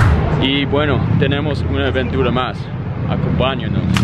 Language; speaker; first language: Spanish; non-native, fluent; English